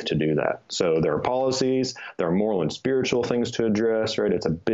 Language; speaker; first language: English; native; English